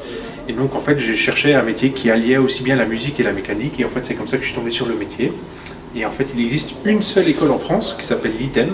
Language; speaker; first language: French; native; French